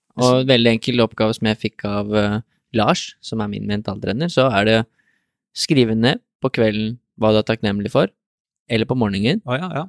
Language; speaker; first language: Norwegian; native; Norwegian